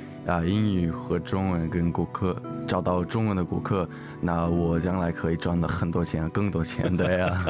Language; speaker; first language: Chinese; early bilingual, heritage; English